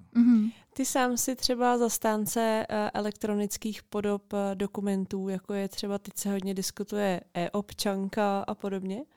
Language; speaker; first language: Czech; native; Czech